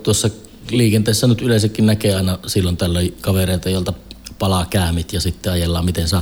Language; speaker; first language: Finnish; native; Finnish